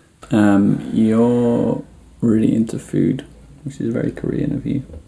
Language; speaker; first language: English; native; English